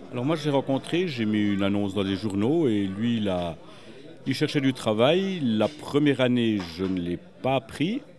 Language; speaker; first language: French; native; French